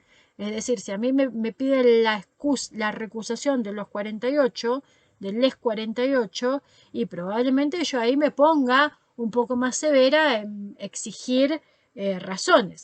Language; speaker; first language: Spanish; native; Spanish